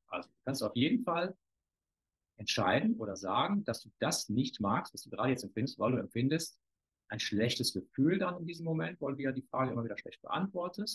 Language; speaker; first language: German; native; German